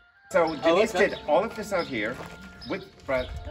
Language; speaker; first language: English; non-native, fluent; German